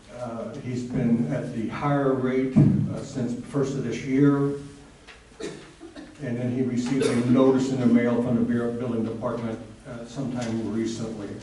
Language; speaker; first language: English; native; English